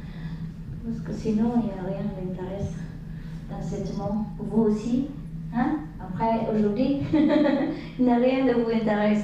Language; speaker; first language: French; non-native, learner; Vietnamese